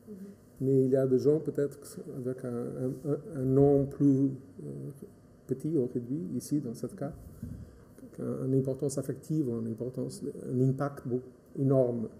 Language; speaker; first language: French; non-native, fluent; Portuguese